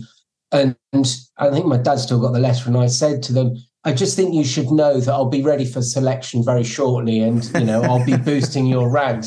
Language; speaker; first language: English; native; English